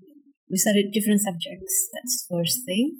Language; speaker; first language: English; non-native, fluent; Indonesian